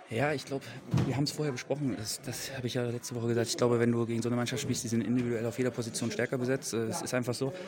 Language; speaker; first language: German; native; German